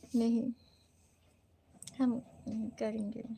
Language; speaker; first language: Hindi; non-native, local second language; Bangla